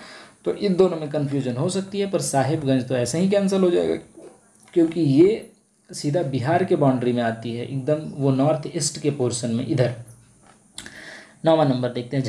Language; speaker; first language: Hindi; native; Hindi